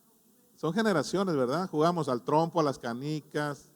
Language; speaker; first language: Spanish; native; Spanish